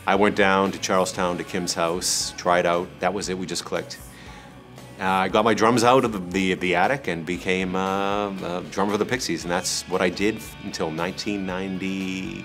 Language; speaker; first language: English; native; English